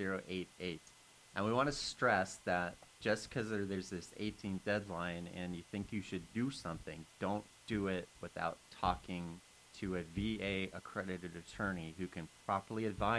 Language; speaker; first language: English; native; English